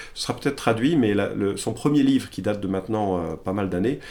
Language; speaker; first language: French; native; French